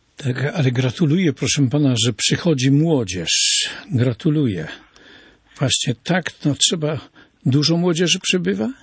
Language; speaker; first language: Polish; native; Polish